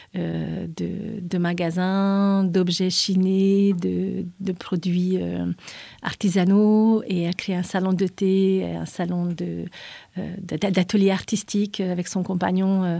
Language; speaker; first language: French; non-native, fluent; Hungarian